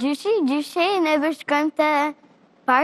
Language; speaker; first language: Albanian; early bilingual, heritage; Albanian